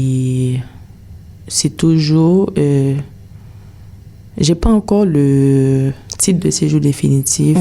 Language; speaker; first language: French; non-native, local second language; Haitian Creole